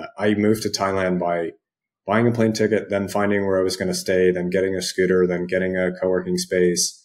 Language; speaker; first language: English; native; English